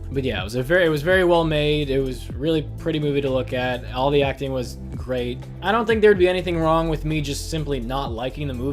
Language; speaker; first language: English; native; English